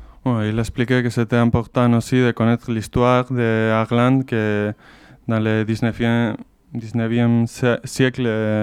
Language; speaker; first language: French; non-native, learner; Basque